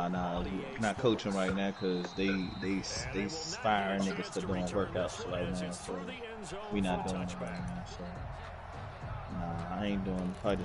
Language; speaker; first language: English; native; English